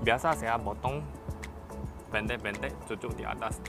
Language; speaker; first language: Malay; non-native, local second language; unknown